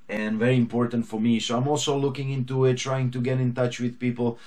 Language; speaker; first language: English; non-native, fluent; Czech